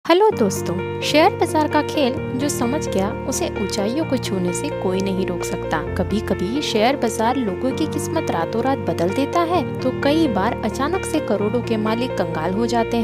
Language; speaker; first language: Hindi; native; Hindi